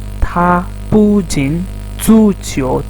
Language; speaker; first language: Chinese; non-native, fluent; Urdu